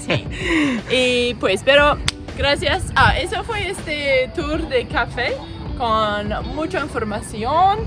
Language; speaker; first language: Spanish; non-native, learner; English